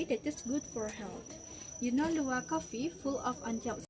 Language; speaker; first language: English; non-native, fluent; Indonesian